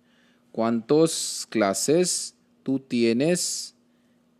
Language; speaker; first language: Spanish; non-native, learner; Hindi